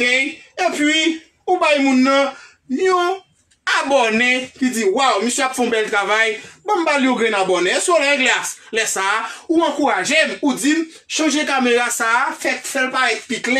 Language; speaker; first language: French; non-native, local second language; Haitian Creole